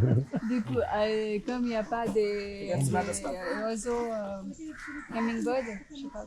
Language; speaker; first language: French; non-native, fluent; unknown